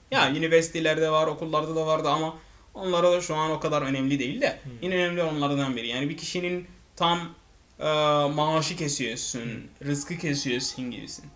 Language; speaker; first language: Turkish; non-native, fluent; Arabic